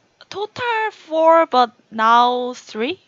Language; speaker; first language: English; non-native, learner; Korean